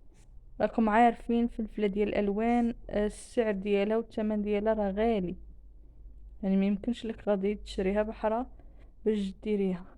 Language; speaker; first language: Arabic; native; Arabic